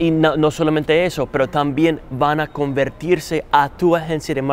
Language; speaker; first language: Spanish; non-native, fluent; English